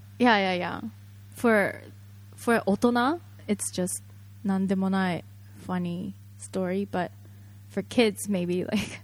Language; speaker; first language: English; non-native, fluent; Japanese